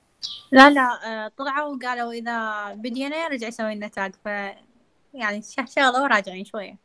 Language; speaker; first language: Arabic; native; Arabic